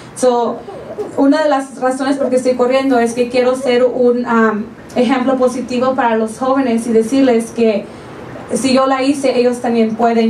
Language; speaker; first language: Spanish; early bilingual, heritage; Spanish